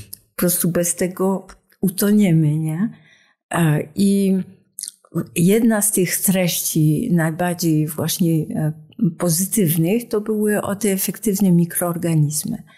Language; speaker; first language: Polish; non-native, fluent; French